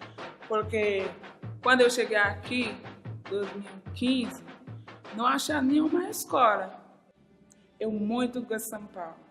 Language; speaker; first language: Portuguese; non-native, learner; Haitian Creole